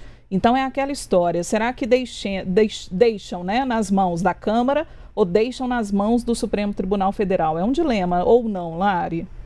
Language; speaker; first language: Portuguese; native; Portuguese